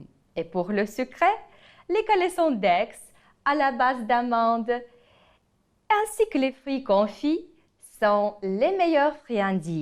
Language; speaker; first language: French; non-native, fluent; Ukrainian